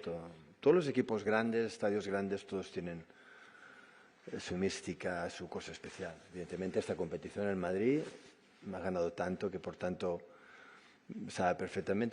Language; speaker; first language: Spanish; native; Spanish